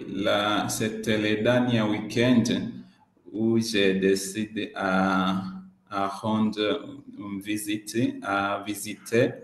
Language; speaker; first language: French; non-native, learner; Swahili